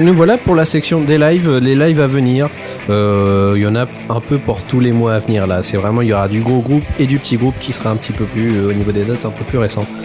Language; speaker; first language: French; native; French